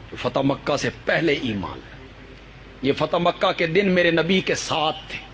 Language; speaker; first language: Urdu; non-native, local second language; Punjabi